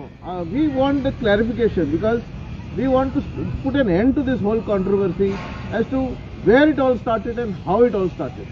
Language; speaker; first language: English; non-native, local second language; Konkani